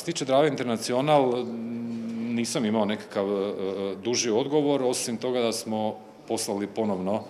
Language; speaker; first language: Croatian; native; Croatian